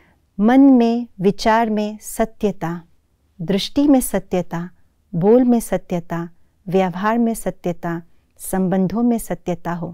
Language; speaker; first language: Hindi; native; Hindi